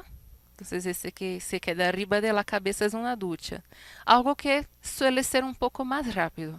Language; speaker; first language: Spanish; non-native, fluent; Portuguese